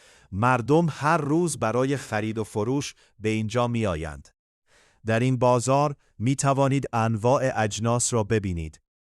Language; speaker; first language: Persian; native; Persian